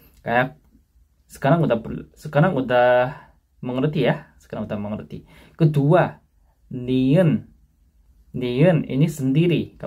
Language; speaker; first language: Indonesian; non-native, fluent; Korean